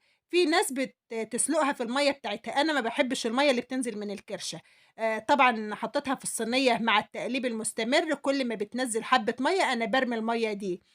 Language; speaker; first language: Arabic; native; Arabic